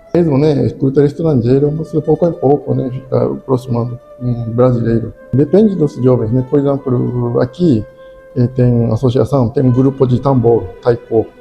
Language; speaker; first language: Portuguese; non-native, learner; Japanese